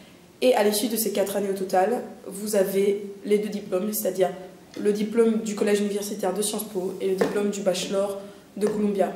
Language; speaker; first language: French; early bilingual, other home language; Portuguese